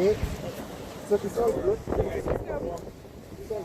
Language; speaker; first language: English; native; English